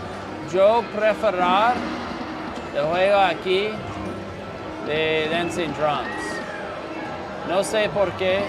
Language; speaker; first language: Spanish; non-native, learner; English